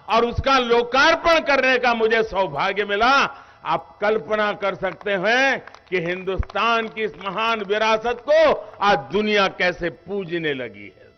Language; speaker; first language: Hindi; non-native, local second language; Gujarati